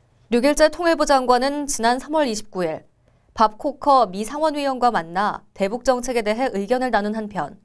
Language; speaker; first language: Korean; native; Korean